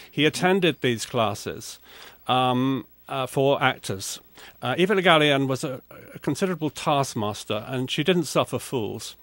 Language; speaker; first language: English; native; English